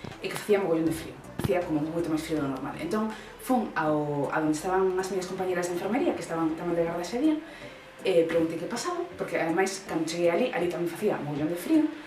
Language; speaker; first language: Galician; native; Galician